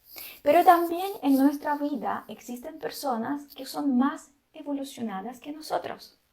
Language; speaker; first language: Spanish; non-native, fluent; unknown